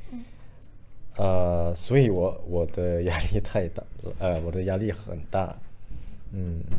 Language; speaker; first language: Chinese; non-native, learner; Thai